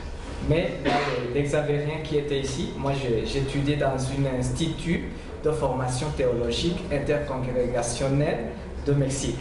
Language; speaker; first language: French; non-native, local second language; Rundi